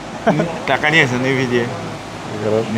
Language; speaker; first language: Russian; non-native, learner; Spanish